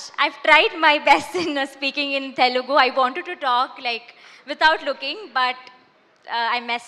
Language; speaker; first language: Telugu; non-native, learner; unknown